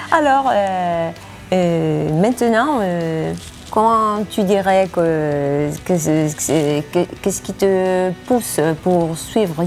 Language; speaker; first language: French; non-native, fluent; Spanish